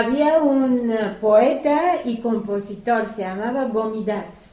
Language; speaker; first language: Spanish; non-native, fluent; Armenian